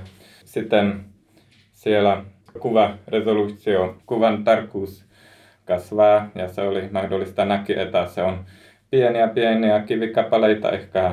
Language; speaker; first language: Finnish; non-native, learner; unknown